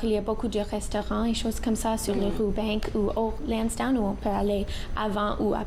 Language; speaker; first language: French; non-native, local second language; English